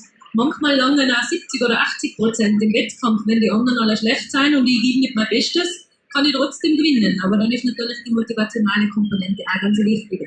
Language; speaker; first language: German; native; German